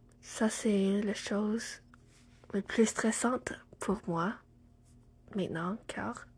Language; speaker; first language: French; non-native, learner; English